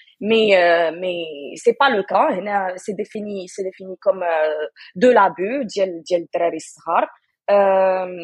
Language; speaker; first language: French; non-native, local second language; Arabic